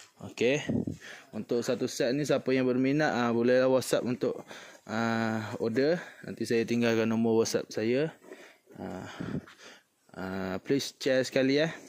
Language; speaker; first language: Malay; native; Malay